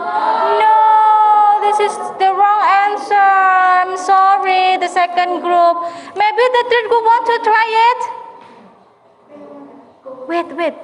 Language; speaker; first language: English; non-native, learner; Indonesian